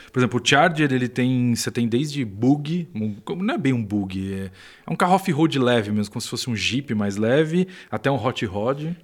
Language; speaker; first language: Portuguese; native; Portuguese